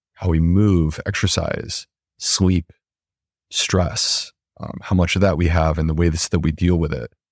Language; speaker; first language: English; native; English